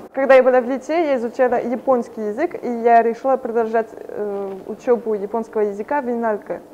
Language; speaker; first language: Russian; non-native, fluent; French